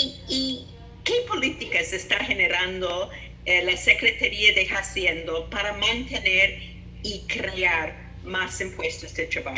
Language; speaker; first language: Spanish; non-native, fluent; English